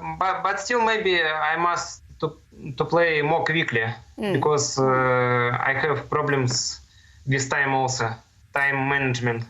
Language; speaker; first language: English; non-native, learner; Russian